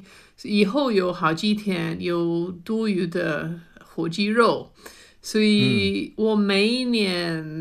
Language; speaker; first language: Chinese; non-native, fluent; English